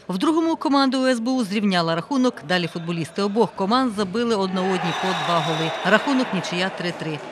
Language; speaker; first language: Ukrainian; native; Ukrainian